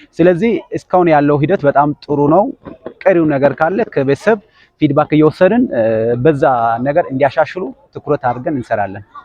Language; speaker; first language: Amharic; non-native, local second language; Wolaytta